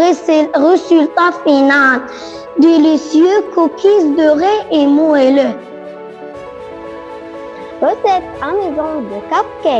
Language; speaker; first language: French; non-native, learner; Arabic